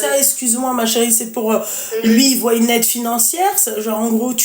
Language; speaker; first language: French; native; French